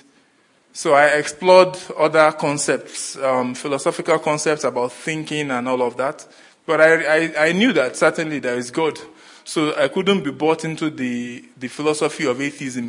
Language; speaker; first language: English; non-native, local second language; Yoruba